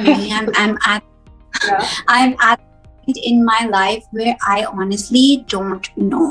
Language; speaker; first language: English; native; English